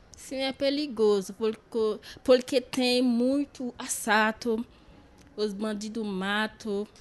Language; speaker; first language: Portuguese; non-native, learner; Haitian Creole